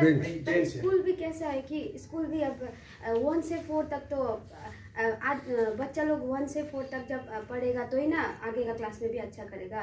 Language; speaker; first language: Hindi; non-native, local second language; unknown